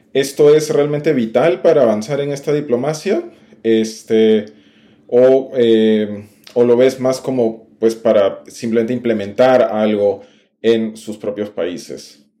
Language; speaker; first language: Spanish; native; Spanish